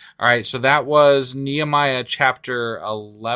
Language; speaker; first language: English; native; English